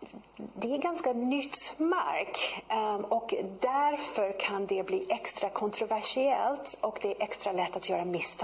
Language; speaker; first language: Swedish; non-native, fluent; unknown